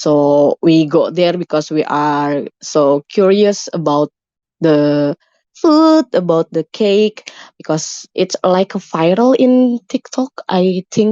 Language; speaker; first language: English; non-native, learner; Indonesian